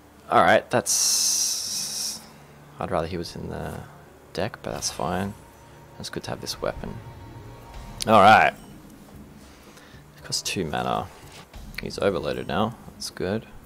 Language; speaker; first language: English; native; English